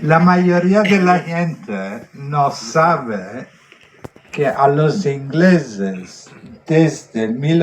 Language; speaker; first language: Spanish; non-native, fluent; Italian